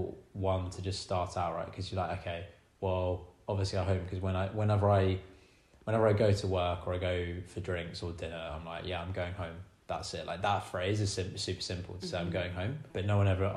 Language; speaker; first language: English; native; English